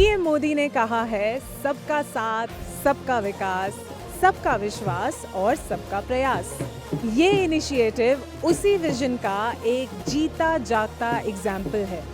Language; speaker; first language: Hindi; native; Hindi